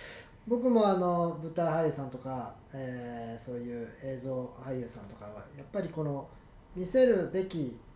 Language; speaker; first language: Japanese; native; Japanese